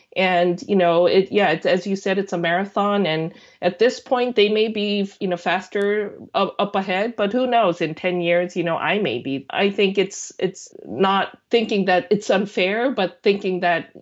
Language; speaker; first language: English; non-native, fluent; Korean